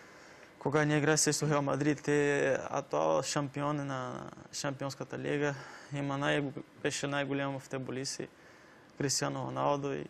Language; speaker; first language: Bulgarian; non-native, learner; Portuguese